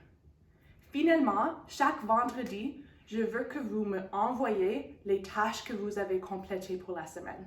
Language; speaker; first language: French; non-native, local second language; English